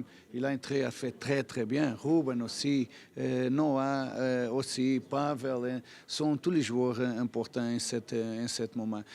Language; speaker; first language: French; non-native, fluent; Portuguese